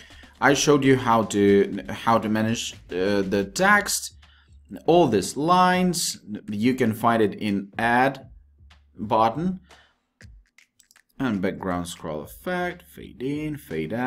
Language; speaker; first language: English; non-native, fluent; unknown